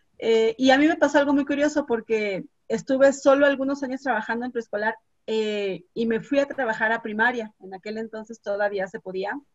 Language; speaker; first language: Spanish; native; Spanish